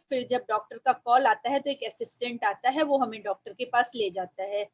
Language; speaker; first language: Hindi; native; Hindi